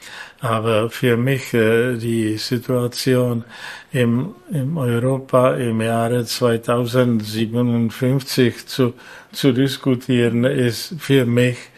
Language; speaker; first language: German; non-native, fluent; Czech